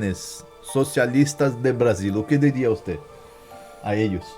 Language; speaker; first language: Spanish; non-native, learner; Portuguese